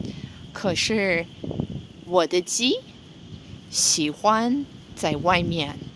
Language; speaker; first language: Chinese; non-native, fluent; English